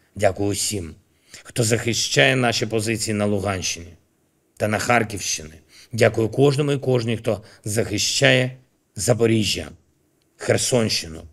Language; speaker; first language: Ukrainian; non-native, local second language; Russian